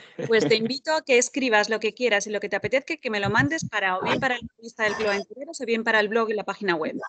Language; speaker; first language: Spanish; native; Spanish